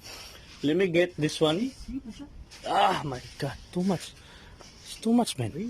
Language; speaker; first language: English; non-native, local second language; Filipino